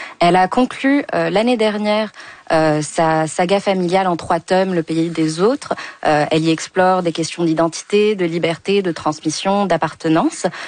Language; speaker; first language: French; native; French